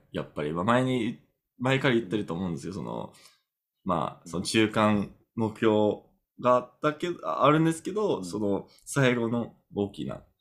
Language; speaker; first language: Japanese; non-native, fluent; English